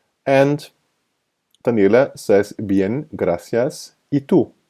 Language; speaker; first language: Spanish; non-native, fluent; English